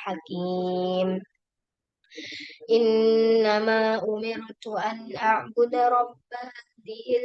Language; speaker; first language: Arabic; non-native, learner; Indonesian